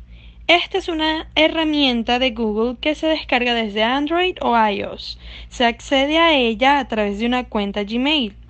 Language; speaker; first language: Spanish; native; Spanish